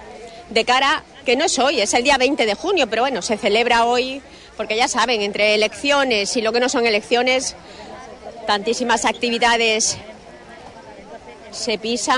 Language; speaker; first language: Spanish; native; Spanish